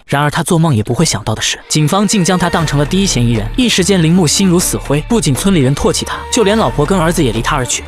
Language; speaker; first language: Chinese; native; Chinese